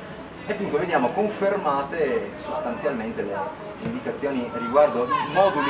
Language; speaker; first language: Italian; native; Italian